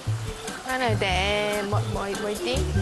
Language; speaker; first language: Vietnamese; non-native, learner; Korean